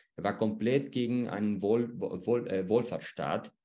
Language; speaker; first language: German; non-native, fluent; Spanish